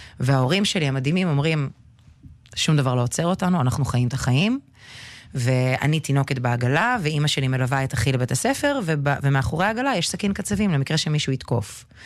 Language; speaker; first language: Hebrew; early bilingual, other home language; Russian